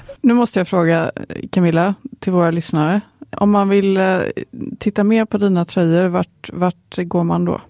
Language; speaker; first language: Swedish; native; Swedish